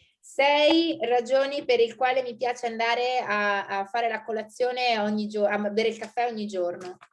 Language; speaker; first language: Italian; native; Italian